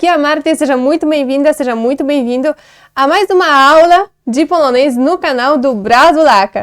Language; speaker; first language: Portuguese; non-native, fluent; Polish